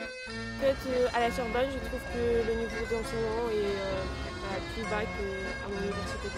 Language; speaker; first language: French; non-native, fluent; Russian